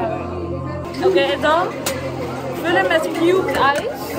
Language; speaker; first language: Dutch; native; Dutch